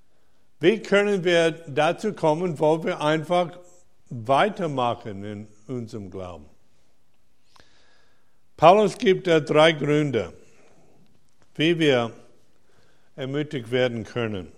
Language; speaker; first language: German; non-native, fluent; English